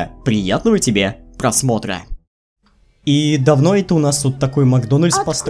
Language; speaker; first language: Russian; native; Russian